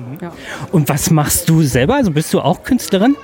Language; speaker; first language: German; native; German